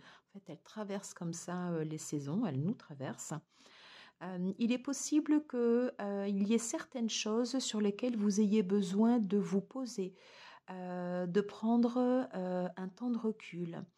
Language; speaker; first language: French; native; French